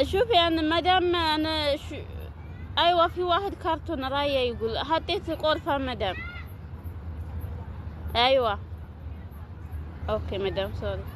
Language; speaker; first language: Arabic; non-native, learner; Amharic